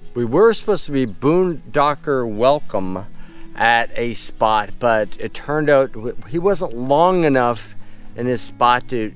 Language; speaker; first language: English; native; English